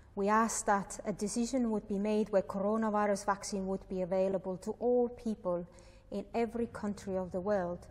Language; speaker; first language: English; non-native, fluent; Estonian